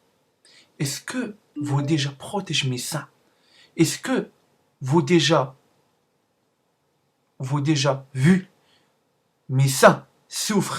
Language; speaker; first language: French; non-native, learner; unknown